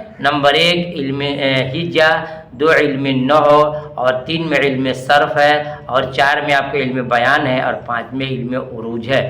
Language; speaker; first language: Urdu; native; Urdu